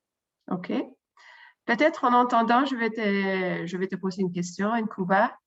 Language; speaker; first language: French; non-native, fluent; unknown